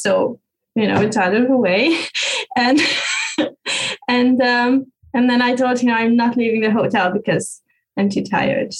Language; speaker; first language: English; non-native, fluent; Hungarian